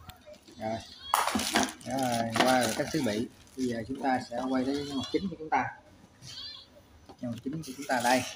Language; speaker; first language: Vietnamese; native; Vietnamese